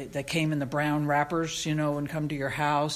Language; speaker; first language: English; native; English